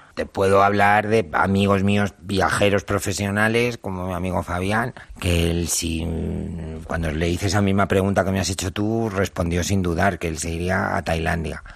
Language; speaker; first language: Spanish; native; Spanish